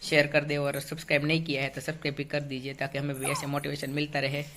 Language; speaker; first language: Hindi; non-native, local second language; Gujarati